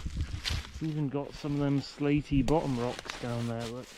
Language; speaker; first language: English; native; English